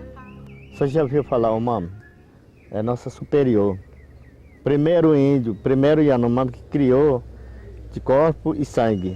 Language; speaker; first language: Portuguese; non-native, local second language; Yanomámi